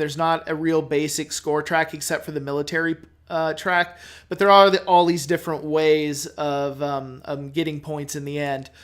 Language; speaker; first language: English; native; English